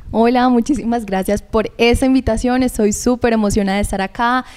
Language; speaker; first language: Spanish; native; Spanish